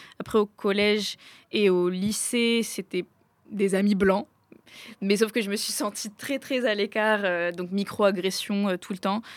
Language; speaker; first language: French; native; French